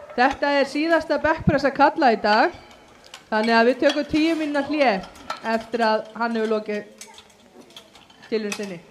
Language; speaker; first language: Icelandic; native; Icelandic